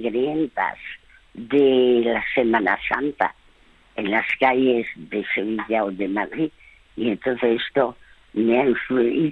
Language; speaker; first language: Spanish; early bilingual, other home language; French